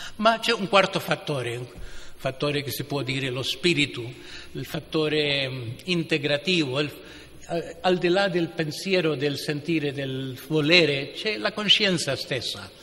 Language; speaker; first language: Italian; non-native, fluent; Spanish